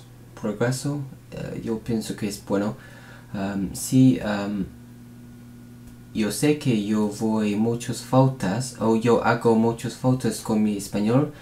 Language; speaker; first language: Spanish; non-native, learner; English